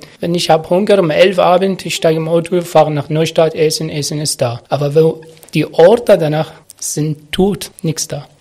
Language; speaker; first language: German; non-native, learner; Arabic